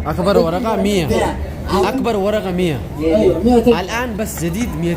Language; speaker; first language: Arabic; non-native, learner; Oromo